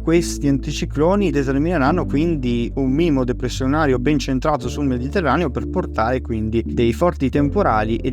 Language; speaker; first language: Italian; native; Italian